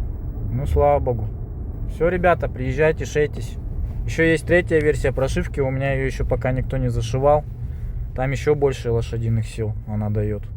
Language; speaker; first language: Russian; native; Russian